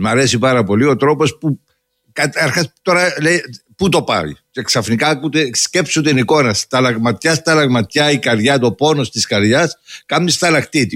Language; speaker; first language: Greek; native; Greek